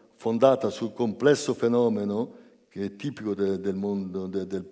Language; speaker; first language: Italian; native; Italian